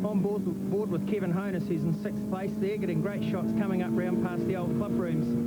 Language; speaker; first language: English; native; English